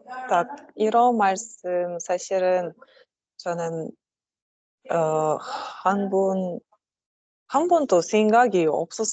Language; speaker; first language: Korean; non-native, learner; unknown